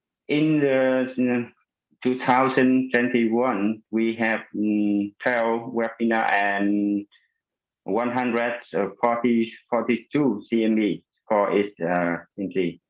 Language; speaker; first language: English; non-native, fluent; Vietnamese